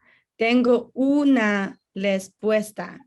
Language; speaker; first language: Spanish; non-native, learner; English